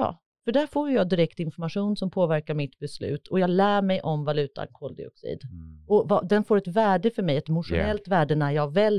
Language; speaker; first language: Swedish; native; Swedish